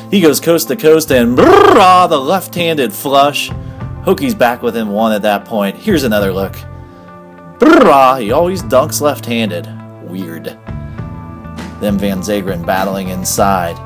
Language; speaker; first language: English; native; English